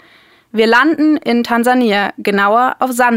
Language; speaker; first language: German; native; German